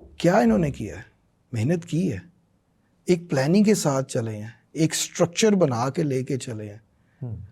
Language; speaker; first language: Urdu; non-native, local second language; Punjabi